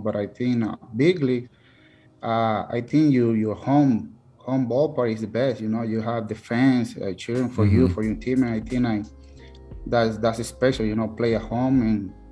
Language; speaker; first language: English; non-native, learner; Spanish